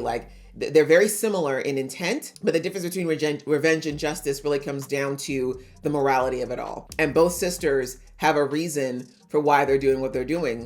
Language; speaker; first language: English; native; English